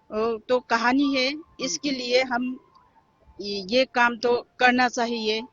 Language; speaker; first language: Hindi; non-native, local second language; Manipuri